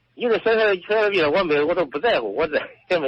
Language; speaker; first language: Chinese; native; Chinese